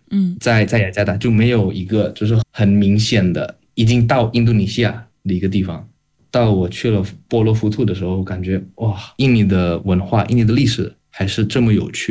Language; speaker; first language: Chinese; non-native, fluent; Indonesian